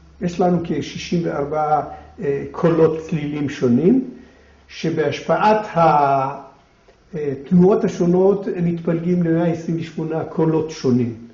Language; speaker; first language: Hebrew; non-native, local second language; Adyghe